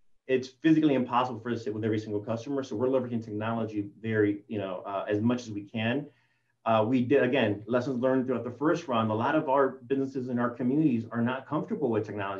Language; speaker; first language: English; early bilingual, other home language; Spanish